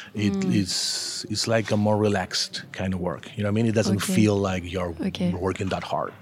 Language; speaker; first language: English; non-native, fluent; Spanish